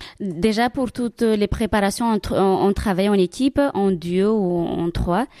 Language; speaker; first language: French; non-native, local second language; Malagasy